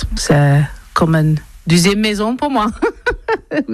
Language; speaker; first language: French; non-native, learner; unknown